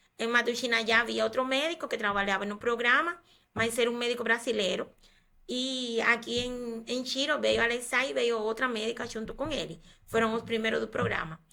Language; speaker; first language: Portuguese; non-native, fluent; Spanish